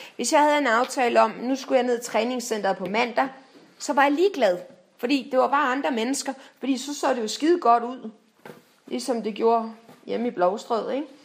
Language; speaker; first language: Danish; native; Danish